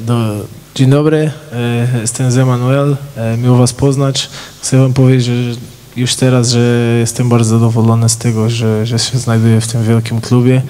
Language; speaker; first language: Polish; non-native, fluent; Portuguese